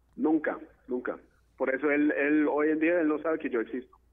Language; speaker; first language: Spanish; non-native, fluent; English